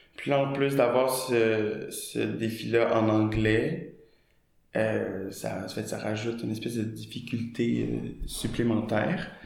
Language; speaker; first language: French; native; French